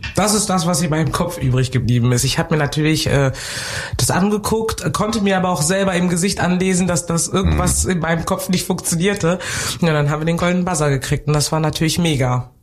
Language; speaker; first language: German; early bilingual, other home language; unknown